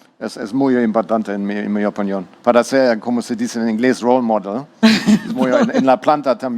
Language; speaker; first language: Spanish; non-native, learner; German